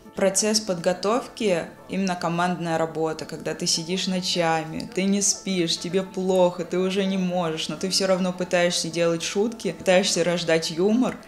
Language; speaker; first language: Russian; native; Russian